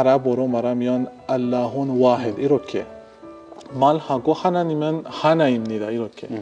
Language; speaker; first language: Korean; non-native, learner; Persian